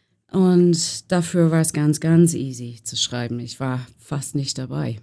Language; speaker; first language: German; non-native, learner; English